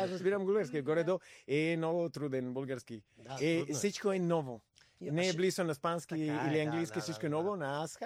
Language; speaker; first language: Bulgarian; non-native, learner; Spanish